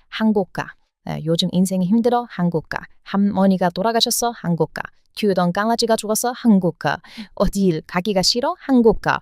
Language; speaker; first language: Korean; non-native, fluent; English